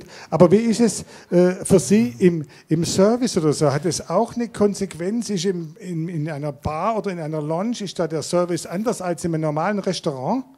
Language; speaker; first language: German; native; German